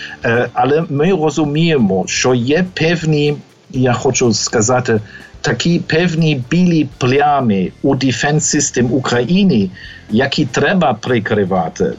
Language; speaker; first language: Ukrainian; non-native, fluent; German